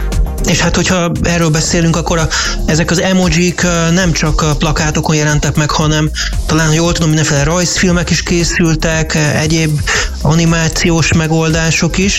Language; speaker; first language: Hungarian; native; Hungarian